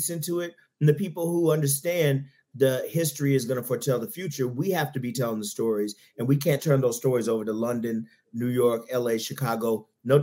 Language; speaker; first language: English; native; English